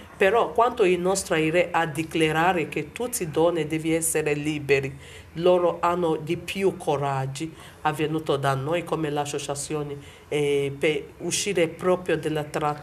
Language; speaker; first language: Italian; non-native, learner; Bini